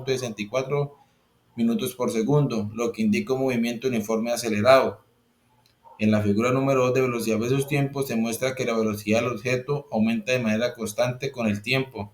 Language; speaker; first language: Spanish; native; Spanish